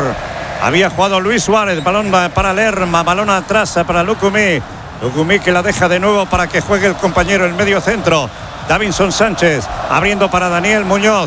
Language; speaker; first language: Spanish; native; Spanish